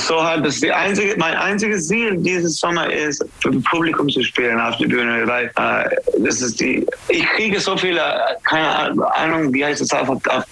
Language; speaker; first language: German; non-native, fluent; English